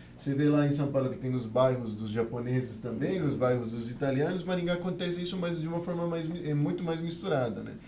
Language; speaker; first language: Portuguese; non-native, fluent; Spanish